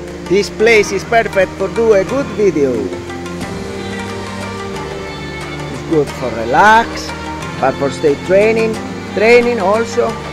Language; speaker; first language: English; non-native, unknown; Italian